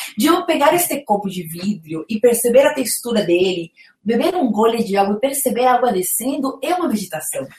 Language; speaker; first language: Portuguese; non-native, fluent; Spanish